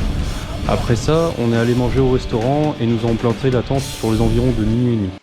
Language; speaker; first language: French; native; French